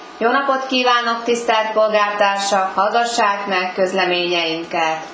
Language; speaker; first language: Hungarian; native; Hungarian